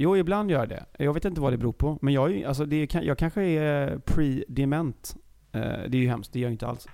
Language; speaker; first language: Swedish; native; Swedish